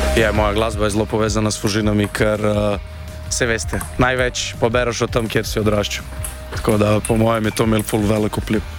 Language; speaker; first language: Slovenian; native; Slovenian